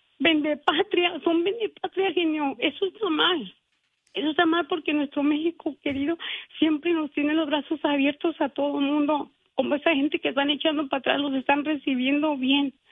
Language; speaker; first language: Spanish; native; Spanish